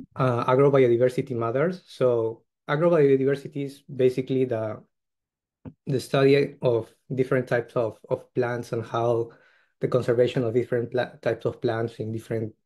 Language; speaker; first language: English; non-native, fluent; Spanish